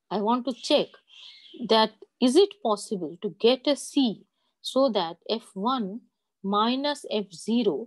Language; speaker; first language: English; non-native, local second language; Bangla